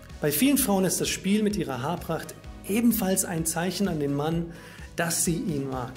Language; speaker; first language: German; native; German